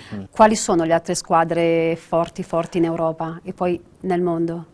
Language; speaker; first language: Italian; native; Italian